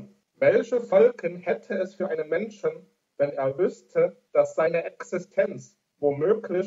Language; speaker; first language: German; native; German